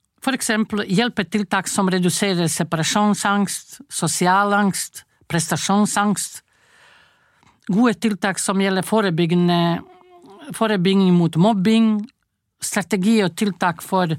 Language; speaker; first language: Norwegian; non-native, fluent; Croatian